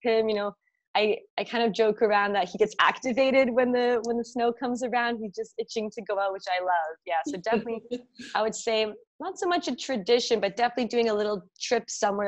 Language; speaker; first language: English; native; English